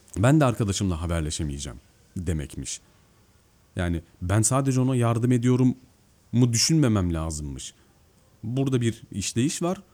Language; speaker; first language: Turkish; native; Turkish